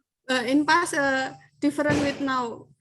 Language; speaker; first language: English; non-native, learner; Indonesian